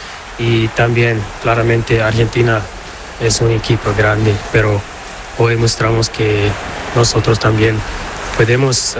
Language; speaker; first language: Spanish; non-native, learner; Portuguese